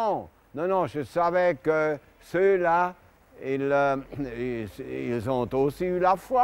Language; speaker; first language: French; non-native, local second language; German